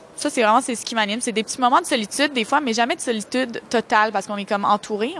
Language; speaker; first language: French; native; French